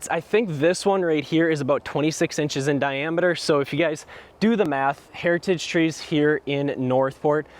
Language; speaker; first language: English; native; English